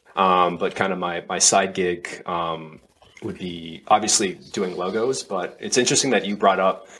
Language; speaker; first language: English; native; English